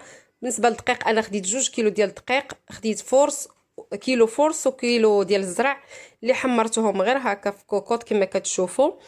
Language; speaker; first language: Arabic; native; Arabic